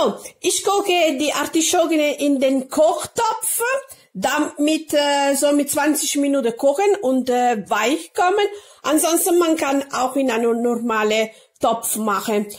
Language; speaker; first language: German; non-native, learner; Italian